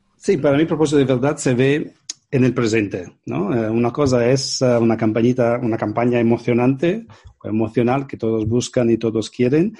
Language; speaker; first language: Spanish; non-native, fluent; Italian